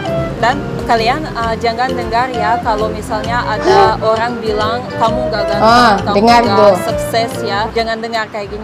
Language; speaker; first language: Indonesian; non-native, fluent; Russian